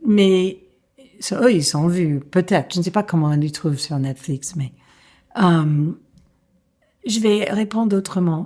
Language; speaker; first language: French; non-native, fluent; English